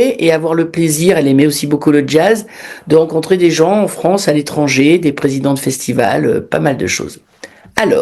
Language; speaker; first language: French; native; French